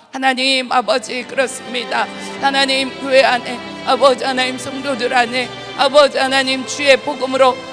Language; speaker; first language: Korean; native; Korean